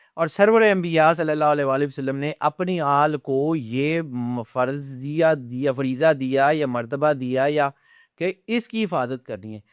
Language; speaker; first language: Urdu; non-native, local second language; Punjabi